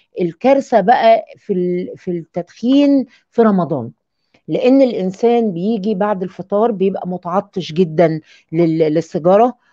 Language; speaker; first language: Arabic; native; Arabic